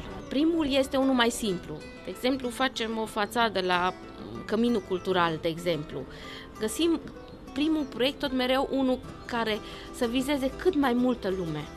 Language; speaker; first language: Romanian; non-native, local second language; German